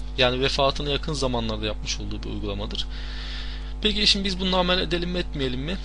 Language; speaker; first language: Turkish; non-native, fluent; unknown